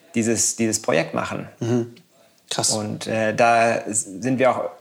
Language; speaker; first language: German; non-native, fluent; Spanish